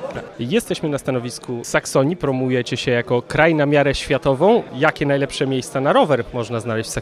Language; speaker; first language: Polish; native; Polish